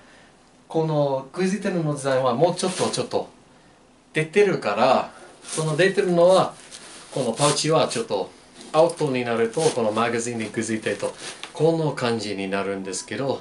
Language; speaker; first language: Japanese; non-native, learner; English